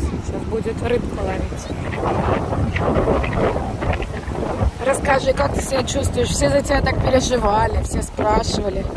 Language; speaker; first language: Russian; native; Russian